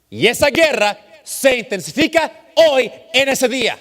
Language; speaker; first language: Spanish; early bilingual, heritage; English